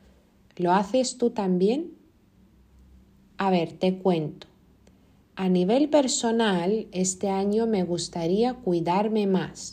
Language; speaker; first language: Spanish; non-native, fluent; Lithuanian